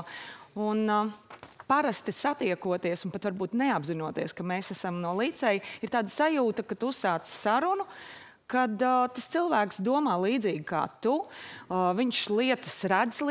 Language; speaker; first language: Latvian; native; Latvian